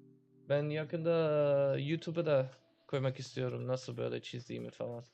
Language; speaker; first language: Turkish; early bilingual, heritage; Turkish